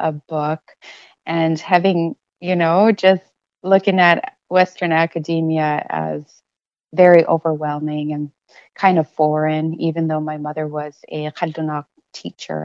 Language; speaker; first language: English; non-native, local second language; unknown